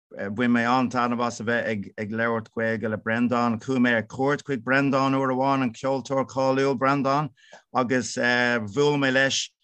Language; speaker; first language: Irish; non-native, local second language; English